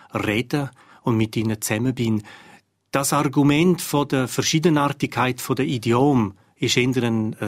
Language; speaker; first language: German; non-native, local second language; Romansh